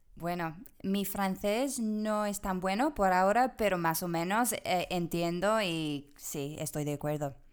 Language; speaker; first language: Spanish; non-native, fluent; English